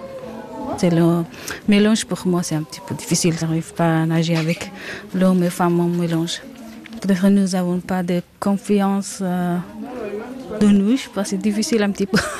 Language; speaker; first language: French; non-native, learner; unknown